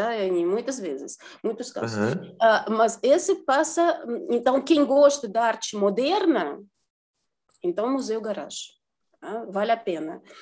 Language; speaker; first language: Portuguese; non-native, fluent; Russian